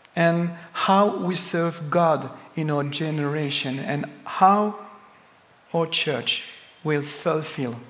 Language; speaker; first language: English; non-native, fluent; French